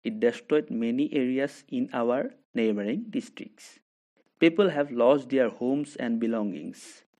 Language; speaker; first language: English; non-native, local second language; Assamese